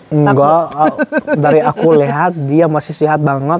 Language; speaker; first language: Indonesian; non-native, fluent; Arabic